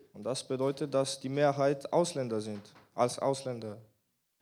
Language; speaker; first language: German; non-native, fluent; Bulgarian